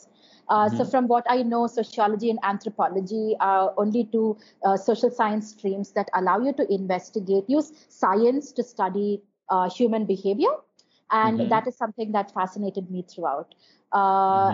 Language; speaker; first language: English; non-native, local second language; Tamil